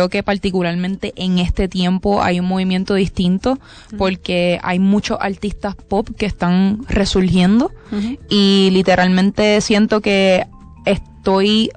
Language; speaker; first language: Spanish; native; Spanish